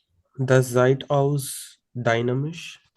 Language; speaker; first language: German; non-native, learner; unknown